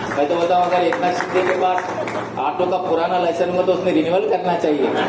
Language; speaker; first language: Hindi; non-native, local second language; Marathi